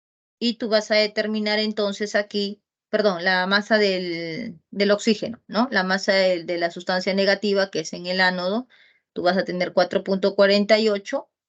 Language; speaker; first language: Spanish; native; Spanish